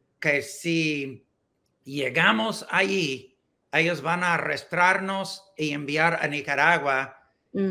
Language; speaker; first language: Spanish; non-native, learner; English